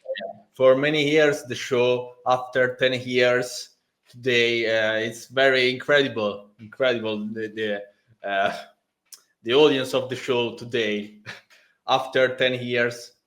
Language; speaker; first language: English; non-native, learner; Italian